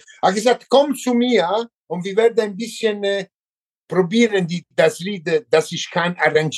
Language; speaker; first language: German; non-native, learner; Italian